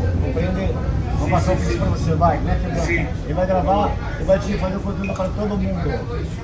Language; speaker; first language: Portuguese; native; Portuguese